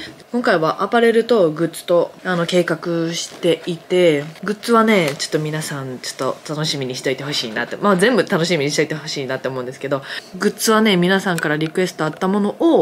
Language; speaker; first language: Japanese; native; Japanese